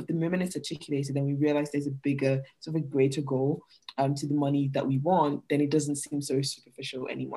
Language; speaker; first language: English; non-native, local second language; Yoruba